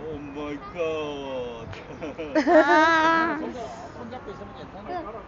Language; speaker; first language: Korean; native; Korean